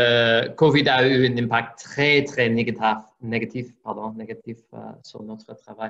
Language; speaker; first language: French; non-native, fluent; English